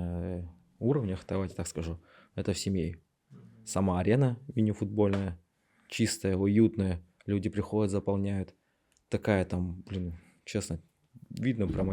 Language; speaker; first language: Russian; native; Russian